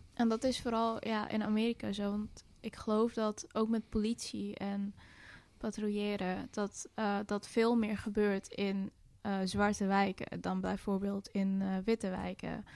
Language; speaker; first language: Dutch; early bilingual, other home language; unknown